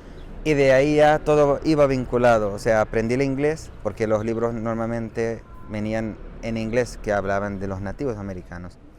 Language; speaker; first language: Spanish; non-native, fluent; Arabic